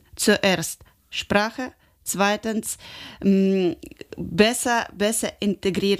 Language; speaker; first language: German; non-native, learner; Ukrainian